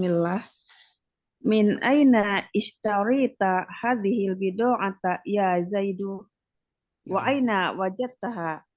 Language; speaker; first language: Arabic; non-native, learner; Indonesian